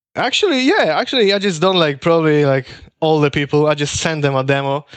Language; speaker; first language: English; non-native, learner; Polish